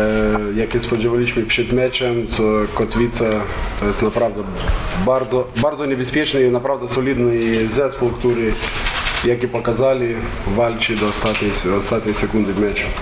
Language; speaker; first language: Polish; non-native, fluent; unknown